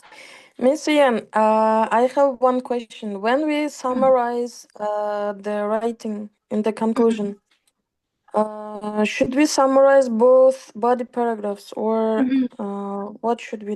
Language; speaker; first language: English; non-native, fluent; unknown